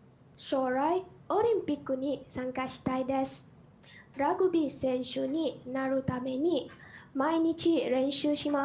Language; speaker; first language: Japanese; non-native, learner; Malay